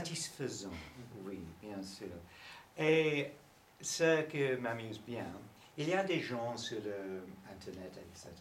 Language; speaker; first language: French; non-native, learner; English